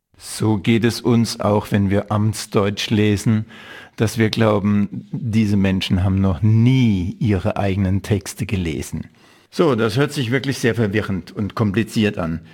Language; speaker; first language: German; native; German